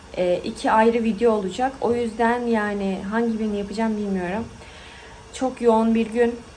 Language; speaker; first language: Turkish; native; Turkish